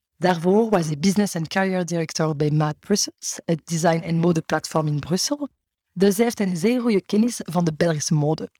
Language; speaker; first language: Dutch; non-native, fluent; French